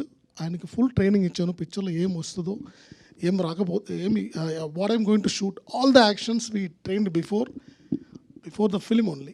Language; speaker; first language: Telugu; non-native, local second language; Tamil